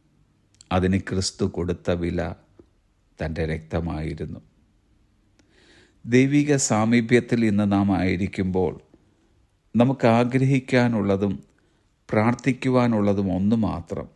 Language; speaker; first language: Malayalam; native; Malayalam